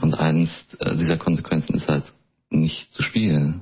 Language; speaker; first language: German; native; German